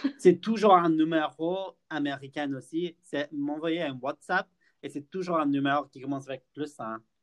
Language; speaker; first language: French; non-native, fluent; English